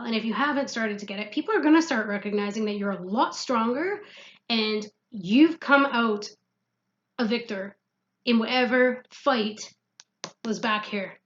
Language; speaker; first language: English; native; English